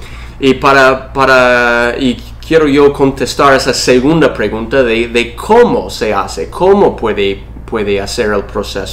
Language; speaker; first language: Spanish; non-native, fluent; English